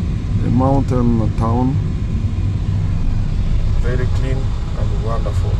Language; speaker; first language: English; non-native, learner; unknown